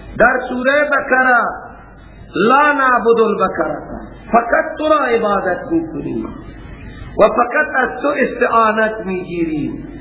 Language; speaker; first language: Persian; native; Persian